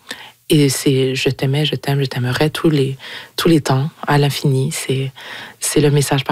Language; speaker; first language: French; native; French